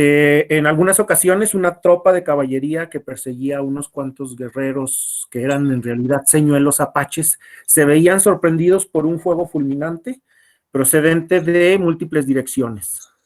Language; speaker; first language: Spanish; native; Spanish